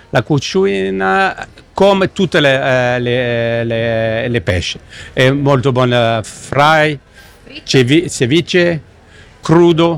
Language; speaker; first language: Italian; non-native, learner; English